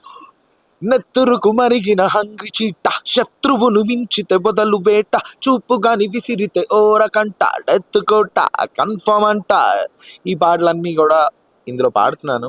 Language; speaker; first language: Telugu; native; Telugu